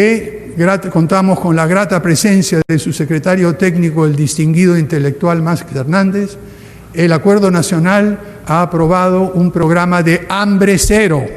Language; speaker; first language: Spanish; native; Spanish